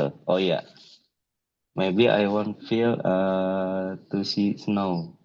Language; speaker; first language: English; non-native, learner; Indonesian